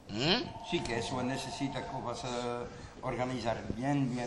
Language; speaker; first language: Spanish; non-native, learner; Dutch